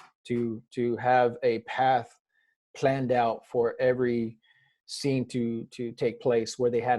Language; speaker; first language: English; native; English